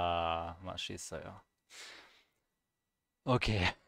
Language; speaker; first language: Korean; non-native, learner; German